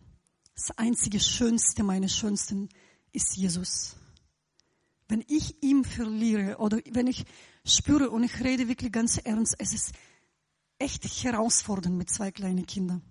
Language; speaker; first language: German; non-native, fluent; Russian